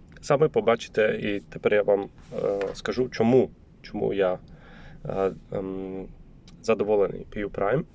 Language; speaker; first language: Ukrainian; non-native, learner; Polish